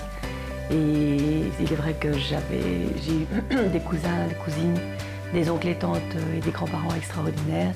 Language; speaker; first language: French; early bilingual, other home language; Korean